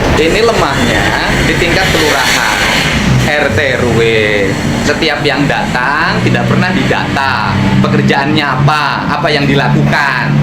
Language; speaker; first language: Indonesian; non-native, local second language; Sundanese